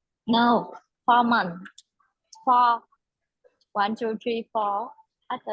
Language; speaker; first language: English; non-native, learner; Vietnamese